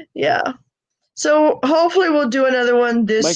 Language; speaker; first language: English; native; English